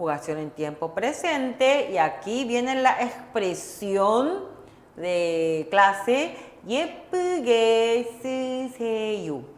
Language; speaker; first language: Spanish; non-native, fluent; Korean